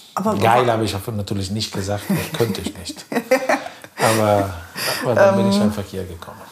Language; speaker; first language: German; non-native, fluent; Italian